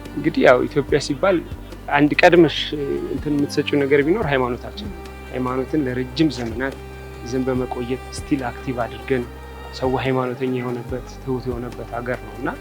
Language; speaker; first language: Amharic; native; Amharic